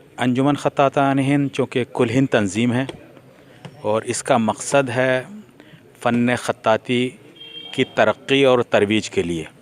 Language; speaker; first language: Urdu; native; Urdu